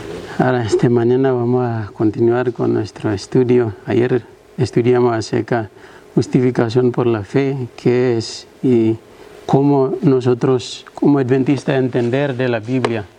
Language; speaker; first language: Spanish; non-native, learner; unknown